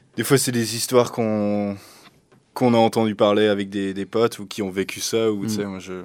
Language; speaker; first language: French; native; French